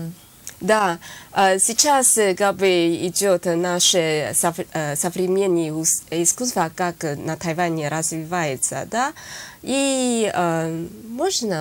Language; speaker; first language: Russian; non-native, learner; Chinese